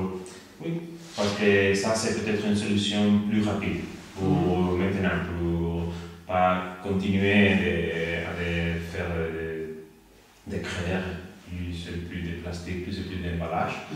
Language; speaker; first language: French; non-native, learner; Spanish